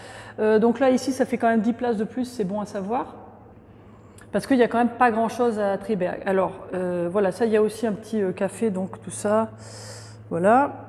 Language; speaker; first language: French; native; French